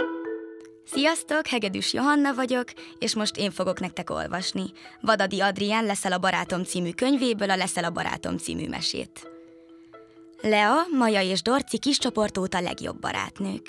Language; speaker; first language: Hungarian; native; Hungarian